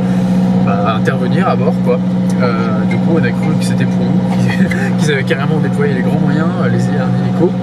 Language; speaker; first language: French; native; French